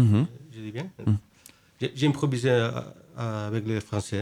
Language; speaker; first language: French; non-native, learner; Spanish